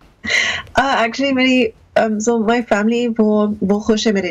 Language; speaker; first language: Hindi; early bilingual, heritage; Hindi